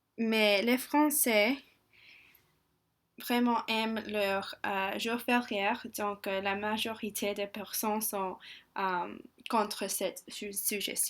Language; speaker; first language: French; non-native, learner; English